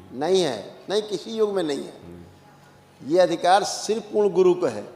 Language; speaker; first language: Hindi; native; Hindi